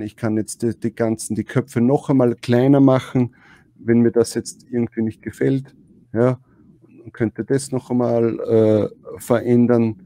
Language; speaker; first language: German; native; German